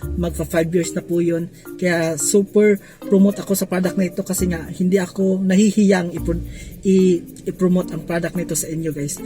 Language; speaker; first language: Filipino; non-native, local second language; Cebuano